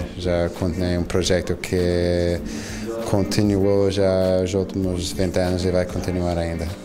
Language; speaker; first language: Portuguese; non-native, fluent; English